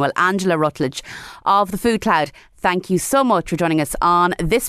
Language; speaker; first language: English; native; English